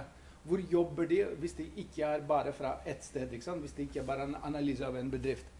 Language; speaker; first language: Norwegian; non-native, fluent; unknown